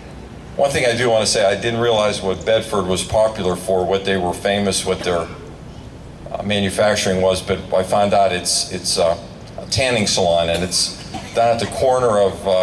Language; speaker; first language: English; native; English